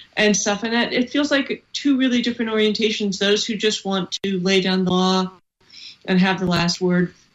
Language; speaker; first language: English; native; English